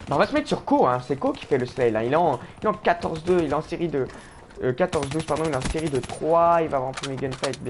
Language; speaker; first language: French; native; French